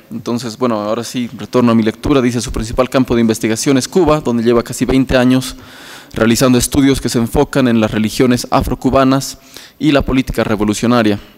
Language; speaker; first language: Spanish; native; Spanish